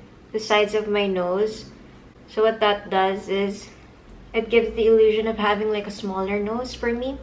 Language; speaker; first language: English; non-native, local second language; Filipino